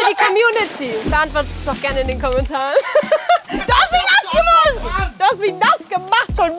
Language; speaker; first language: German; early bilingual, other home language; Turkish